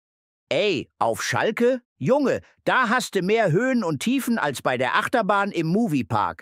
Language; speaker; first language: German; native; German